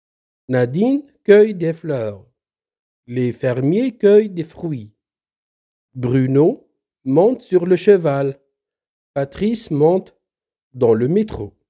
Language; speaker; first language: French; non-native, local second language; Arabic